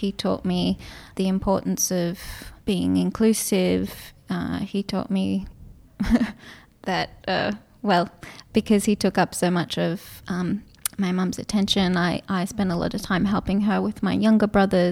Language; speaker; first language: English; non-native, local second language; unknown